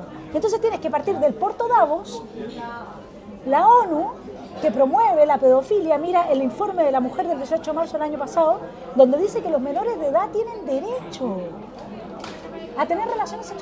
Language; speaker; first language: Spanish; native; Spanish